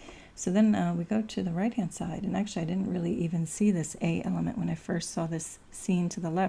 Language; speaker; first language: English; native; English